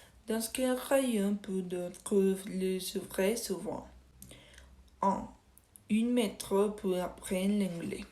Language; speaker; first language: French; non-native, learner; Spanish